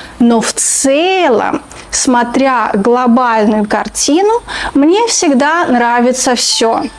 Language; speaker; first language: Russian; native; Russian